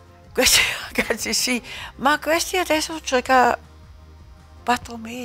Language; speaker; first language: Italian; non-native, learner; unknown